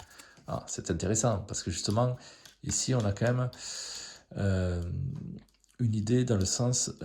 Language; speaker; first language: French; native; French